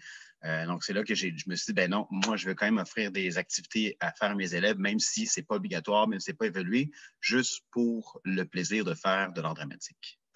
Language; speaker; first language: French; native; French